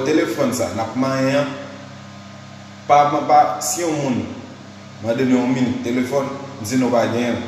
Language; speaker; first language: French; non-native, learner; Haitian Creole